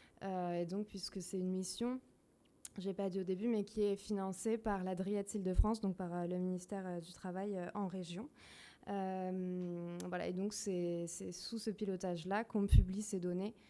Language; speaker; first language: French; native; French